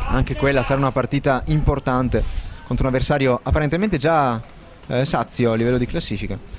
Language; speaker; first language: Italian; native; Italian